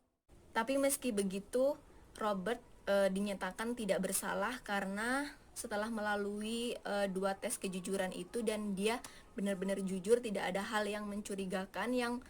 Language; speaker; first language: Indonesian; native; Indonesian